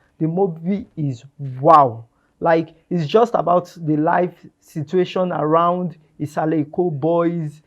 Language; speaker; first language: English; non-native, local second language; Yoruba